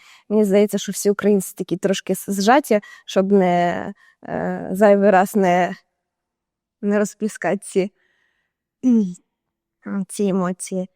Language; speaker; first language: Ukrainian; native; Ukrainian